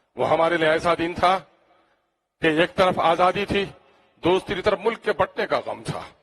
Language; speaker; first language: Urdu; native; Urdu